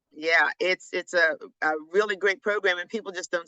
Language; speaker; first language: English; native; English